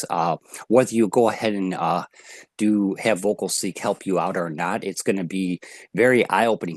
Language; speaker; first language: English; native; English